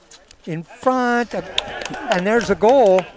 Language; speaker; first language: English; native; English